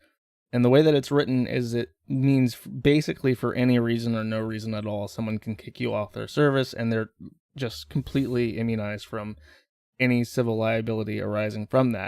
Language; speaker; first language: English; native; English